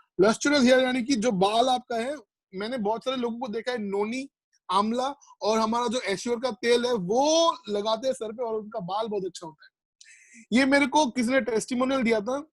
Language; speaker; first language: Hindi; non-native, local second language; Bangla